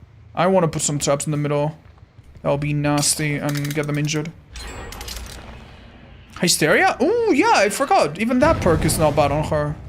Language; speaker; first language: English; native; English